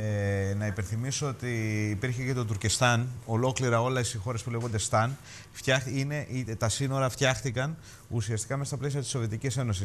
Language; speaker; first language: Greek; native; Greek